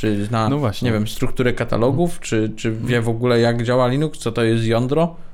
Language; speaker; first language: Polish; native; Polish